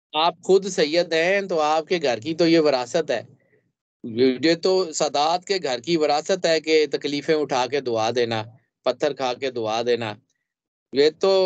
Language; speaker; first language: Urdu; native; Urdu